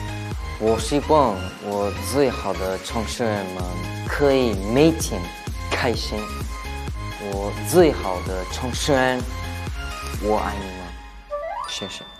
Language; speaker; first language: Chinese; non-native, learner; English